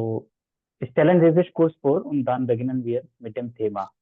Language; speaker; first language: German; non-native, fluent; Hindi